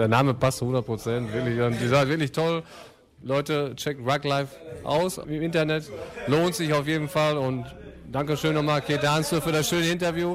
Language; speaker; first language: German; native; German